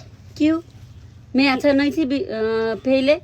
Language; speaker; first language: Hindi; non-native, learner; Nepali